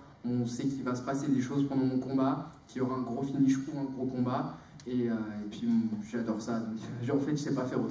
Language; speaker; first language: French; native; French